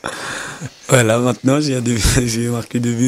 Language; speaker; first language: French; non-native, learner; Kabuverdianu